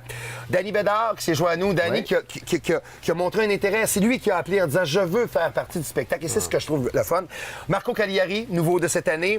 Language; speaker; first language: French; native; French